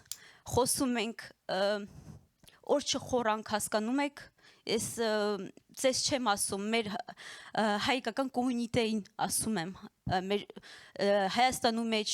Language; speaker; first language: Armenian; early bilingual, heritage; Armenian